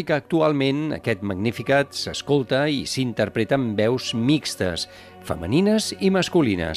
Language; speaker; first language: Catalan; native; Catalan